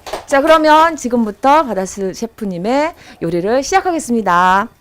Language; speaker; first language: Korean; native; Korean